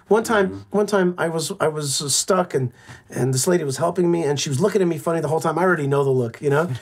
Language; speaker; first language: English; native; English